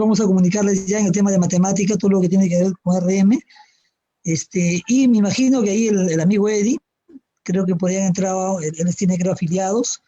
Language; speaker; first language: Spanish; native; Spanish